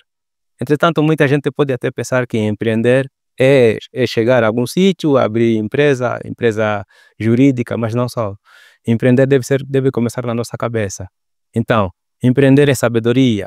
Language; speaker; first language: Portuguese; native; Portuguese